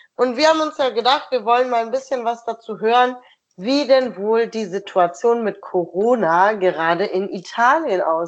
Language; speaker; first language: German; native; German